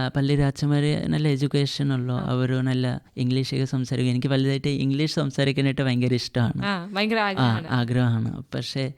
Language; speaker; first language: Malayalam; non-native, fluent; Assamese